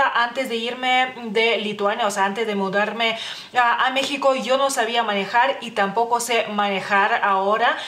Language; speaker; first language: Spanish; non-native, fluent; Lithuanian